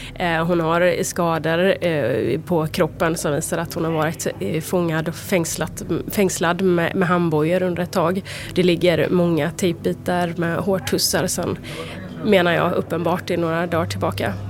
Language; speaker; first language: Swedish; native; Swedish